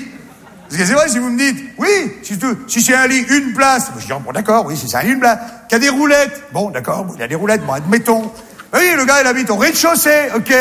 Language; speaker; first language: French; native; French